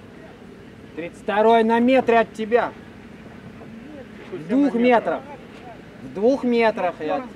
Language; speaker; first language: Russian; native; Russian